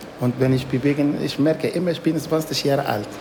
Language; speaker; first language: German; non-native, learner; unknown